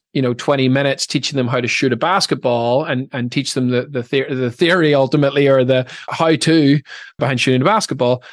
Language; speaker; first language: English; native; English